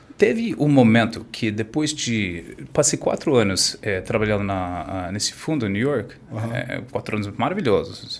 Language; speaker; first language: Portuguese; non-native, fluent; English